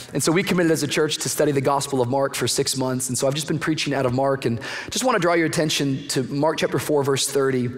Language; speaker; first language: English; native; English